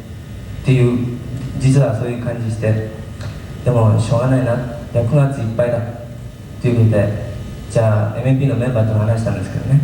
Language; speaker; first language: Japanese; native; Japanese